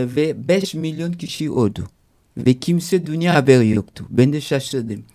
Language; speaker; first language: Turkish; non-native, fluent; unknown